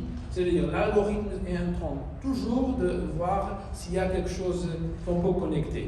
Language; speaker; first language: French; non-native, learner; Spanish